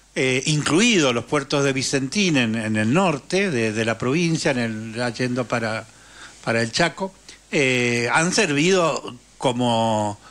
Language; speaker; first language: Spanish; native; Spanish